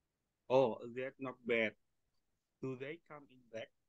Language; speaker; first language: English; non-native, learner; Indonesian